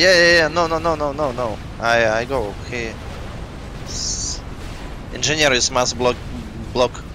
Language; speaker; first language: English; non-native, learner; Russian